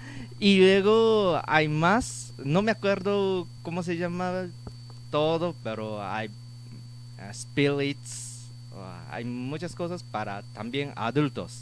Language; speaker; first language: Spanish; non-native, learner; Japanese